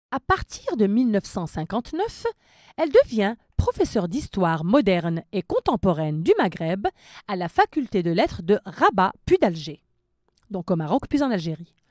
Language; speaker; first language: French; non-native, local second language; Arabic